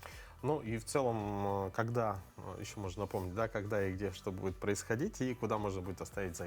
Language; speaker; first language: Russian; native; Russian